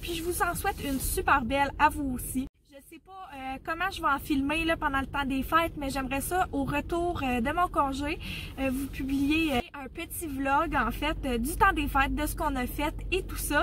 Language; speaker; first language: French; native; French